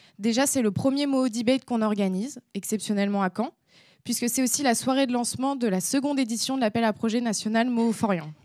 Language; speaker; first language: French; native; French